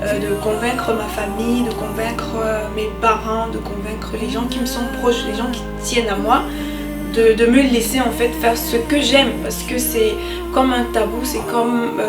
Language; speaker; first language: French; native; French